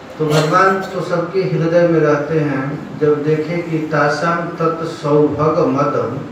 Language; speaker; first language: Hindi; non-native, local second language; Bangla